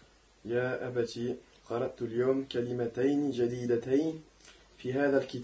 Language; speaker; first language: Arabic; non-native, learner; French